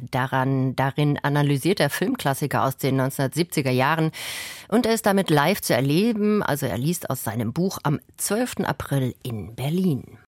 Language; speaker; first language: German; native; German